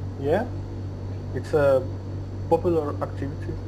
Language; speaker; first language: English; non-native, learner; Russian